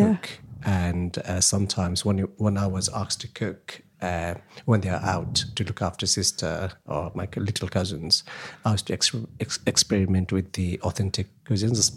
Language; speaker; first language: English; non-native, local second language; Nepali